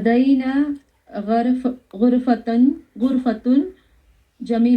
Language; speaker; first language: Arabic; non-native, learner; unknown